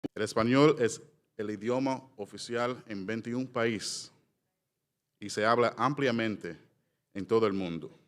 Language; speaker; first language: Spanish; early bilingual, heritage; Spanish